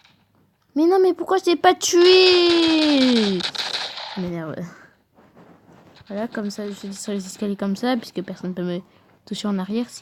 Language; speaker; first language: French; native; French